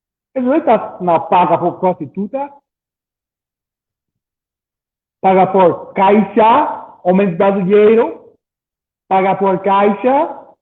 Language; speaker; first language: Portuguese; non-native, learner; English